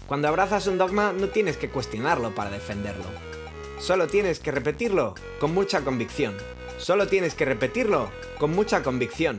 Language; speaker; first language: Spanish; native; Spanish